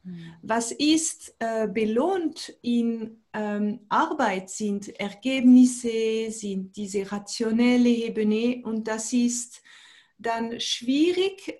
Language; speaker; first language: German; non-native, fluent; French